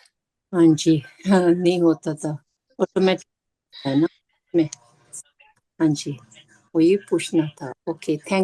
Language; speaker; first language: Hindi; non-native, local second language; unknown